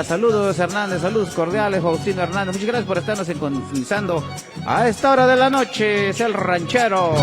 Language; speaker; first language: Spanish; native; Spanish